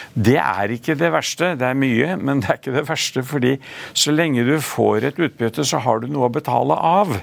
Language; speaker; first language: Norwegian; native; Norwegian